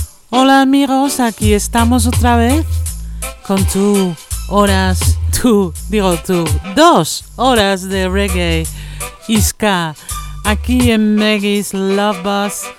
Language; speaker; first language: Spanish; non-native, learner; Dutch